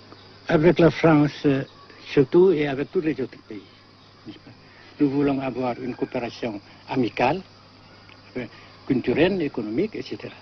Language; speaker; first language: French; non-native, fluent; Vietnamese